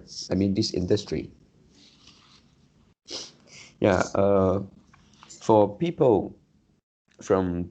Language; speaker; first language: English; non-native, learner; Chinese